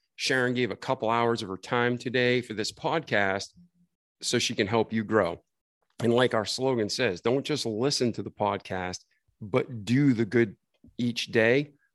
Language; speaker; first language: English; native; English